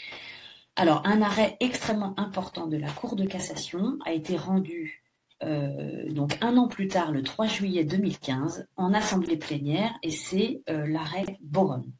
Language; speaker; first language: French; native; French